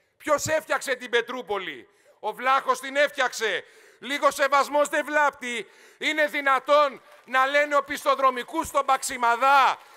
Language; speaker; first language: Greek; native; Greek